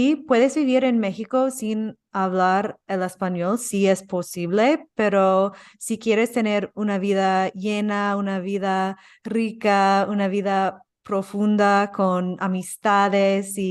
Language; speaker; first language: Spanish; non-native, fluent; English